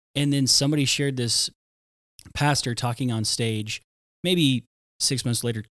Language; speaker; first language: English; native; English